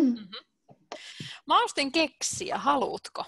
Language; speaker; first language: Finnish; native; Finnish